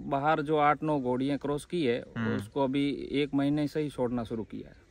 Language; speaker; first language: Hindi; native; Hindi